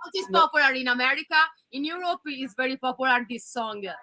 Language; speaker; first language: English; non-native, learner; Italian